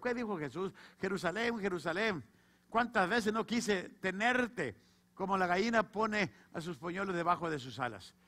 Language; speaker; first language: Spanish; native; Spanish